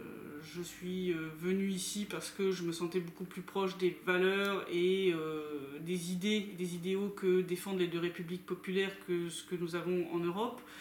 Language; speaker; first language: French; native; French